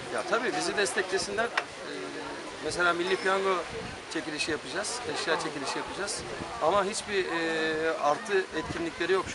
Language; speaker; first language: Turkish; native; Turkish